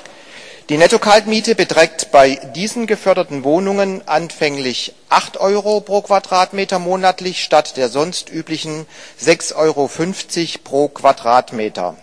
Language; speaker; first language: German; native; German